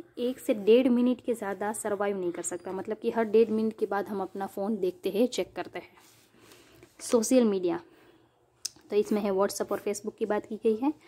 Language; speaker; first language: Hindi; non-native, local second language; Gujarati